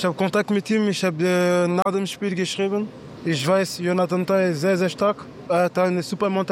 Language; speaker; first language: German; non-native, fluent; French